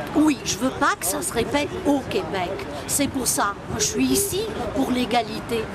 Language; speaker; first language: French; non-native, local second language; Arabic